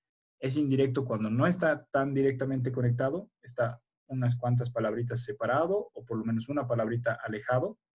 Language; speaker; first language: Spanish; native; Spanish